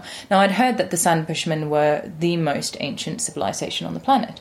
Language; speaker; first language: English; native; English